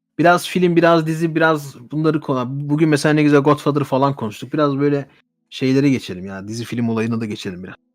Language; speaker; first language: Turkish; native; Turkish